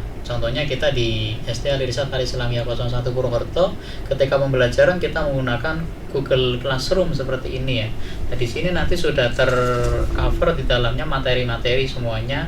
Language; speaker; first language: Indonesian; native; Indonesian